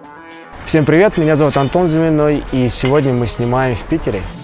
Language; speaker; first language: Russian; native; Russian